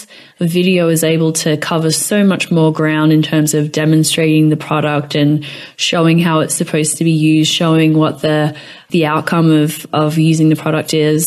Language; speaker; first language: English; native; English